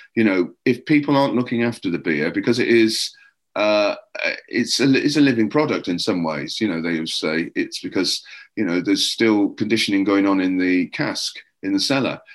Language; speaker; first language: English; native; English